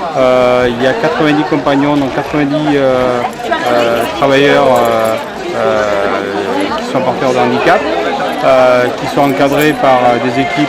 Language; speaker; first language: French; native; French